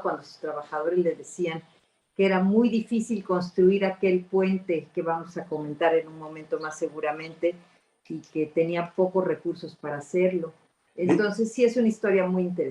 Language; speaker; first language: Spanish; native; Spanish